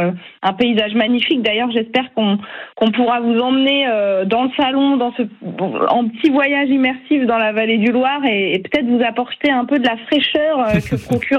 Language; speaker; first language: French; native; French